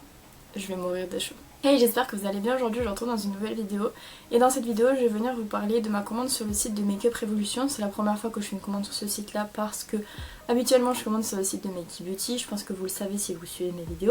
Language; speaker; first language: French; native; French